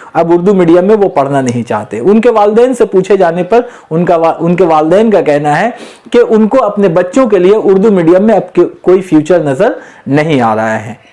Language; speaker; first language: Urdu; native; Urdu